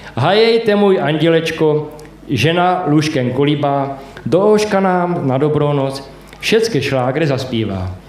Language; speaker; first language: Czech; native; Czech